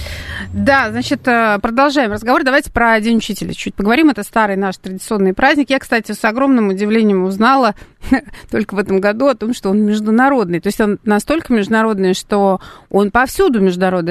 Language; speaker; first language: Russian; native; Russian